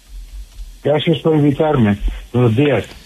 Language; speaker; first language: Spanish; non-native, fluent; English